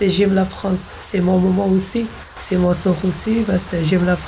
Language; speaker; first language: French; non-native, learner; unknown